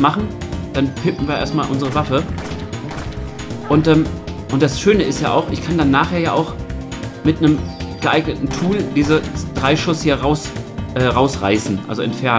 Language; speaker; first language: German; native; German